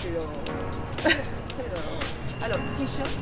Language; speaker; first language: French; non-native, fluent; Japanese